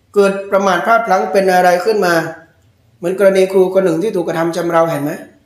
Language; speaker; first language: Thai; native; Thai